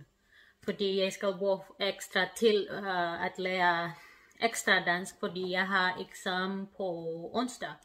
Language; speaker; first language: Danish; non-native, learner; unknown